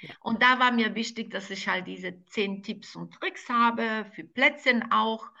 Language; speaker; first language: German; non-native, fluent; Serbian